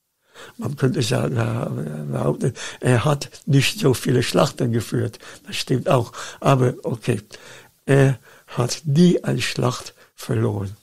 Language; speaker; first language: German; non-native, fluent; Dutch